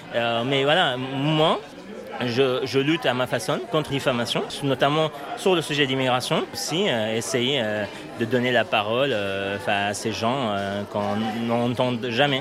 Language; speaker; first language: French; non-native, fluent; Persian